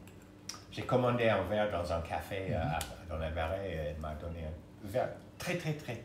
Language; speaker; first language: French; non-native, fluent; English